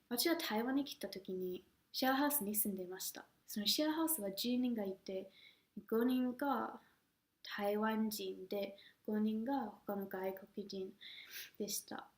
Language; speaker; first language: Japanese; non-native, fluent; English